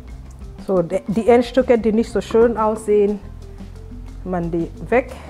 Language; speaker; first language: German; non-native, fluent; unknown